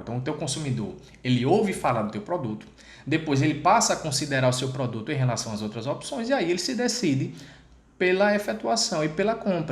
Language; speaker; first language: Portuguese; native; Portuguese